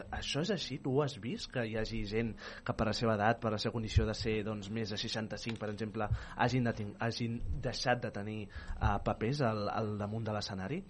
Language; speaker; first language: Catalan; native; Catalan